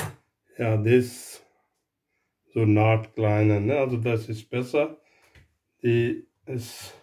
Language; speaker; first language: German; non-native, learner; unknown